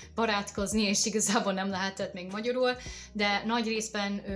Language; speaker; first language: Hungarian; non-native, fluent; English